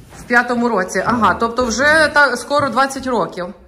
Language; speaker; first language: Ukrainian; native; Ukrainian